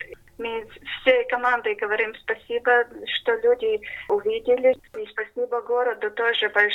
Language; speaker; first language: Russian; non-native, local second language; Latvian